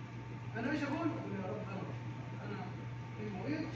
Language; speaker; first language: Arabic; non-native, learner; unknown